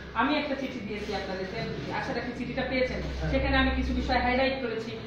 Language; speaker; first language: Bangla; native; Bangla